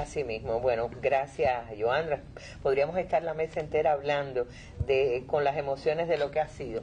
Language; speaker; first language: Spanish; native; Spanish